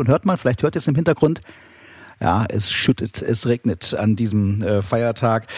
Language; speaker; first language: German; native; German